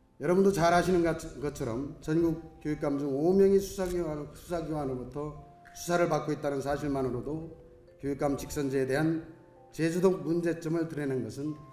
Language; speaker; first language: Korean; native; Korean